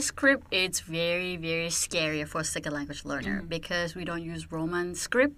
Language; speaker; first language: English; non-native, fluent; Thai